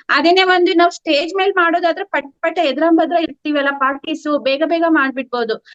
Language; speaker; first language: Kannada; native; Kannada